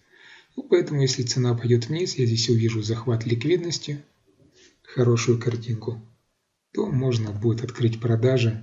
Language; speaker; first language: Russian; native; Russian